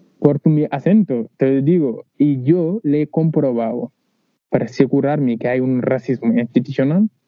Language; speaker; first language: Spanish; non-native, learner; Wolof